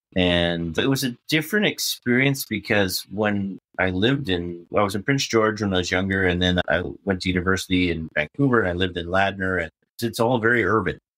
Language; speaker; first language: English; native; English